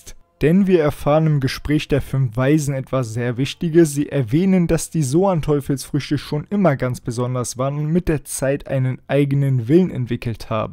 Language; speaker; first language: German; native; German